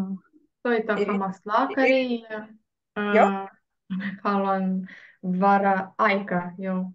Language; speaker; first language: Finnish; non-native, learner; Russian